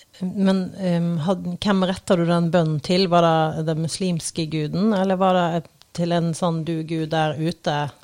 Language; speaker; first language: Norwegian; native; Norwegian